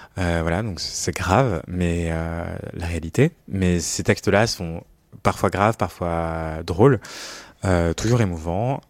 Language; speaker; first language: French; native; French